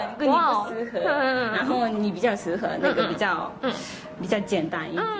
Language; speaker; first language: Chinese; non-native, fluent; Japanese